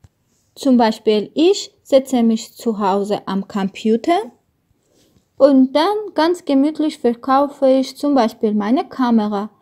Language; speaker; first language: German; non-native, learner; Armenian